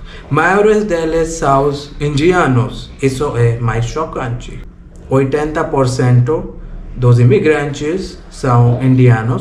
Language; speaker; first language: Portuguese; non-native, learner; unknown